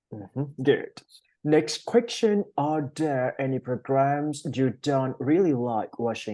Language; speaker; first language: English; non-native, learner; Thai